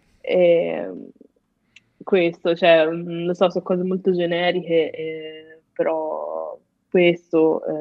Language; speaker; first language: Italian; native; Italian